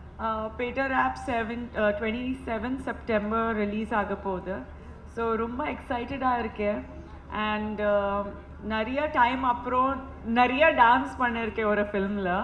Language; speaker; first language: Tamil; non-native, fluent; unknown